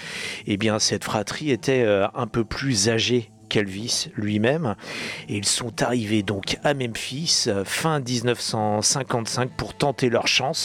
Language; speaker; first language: French; native; French